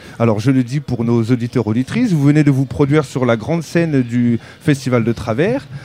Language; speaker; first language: French; native; French